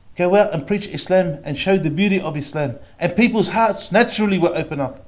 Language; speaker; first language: English; native; English